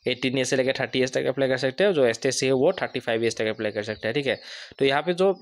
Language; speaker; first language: Hindi; non-native, local second language; Assamese